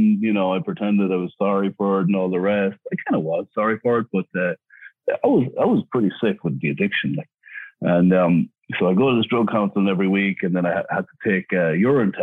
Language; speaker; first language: English; native; English